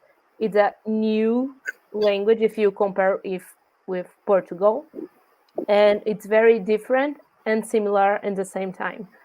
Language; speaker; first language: English; non-native, learner; Portuguese